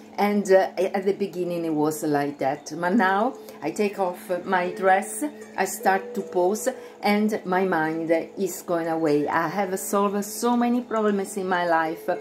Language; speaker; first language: English; non-native, fluent; Italian